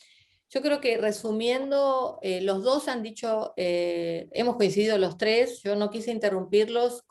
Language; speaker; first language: Spanish; native; Spanish